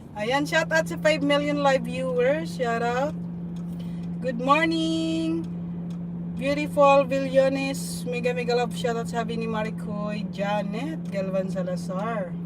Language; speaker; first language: Filipino; non-native, local second language; Bikol